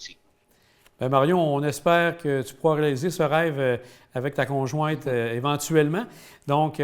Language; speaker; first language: French; native; French